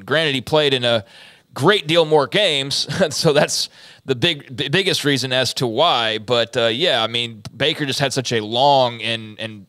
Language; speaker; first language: English; native; English